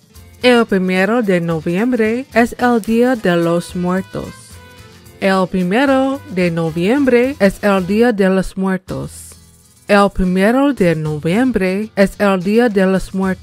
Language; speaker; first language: Spanish; non-native, learner; English